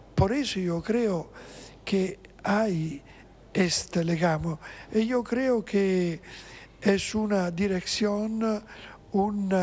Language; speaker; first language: Spanish; non-native, fluent; Italian